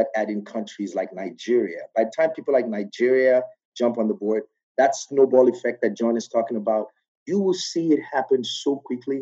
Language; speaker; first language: English; non-native, local second language; Yoruba